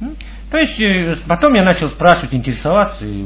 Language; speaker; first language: Russian; native; Russian